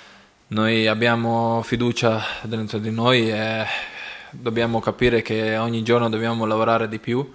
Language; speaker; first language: Italian; non-native, learner; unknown